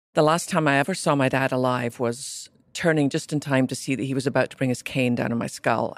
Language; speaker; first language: English; native; English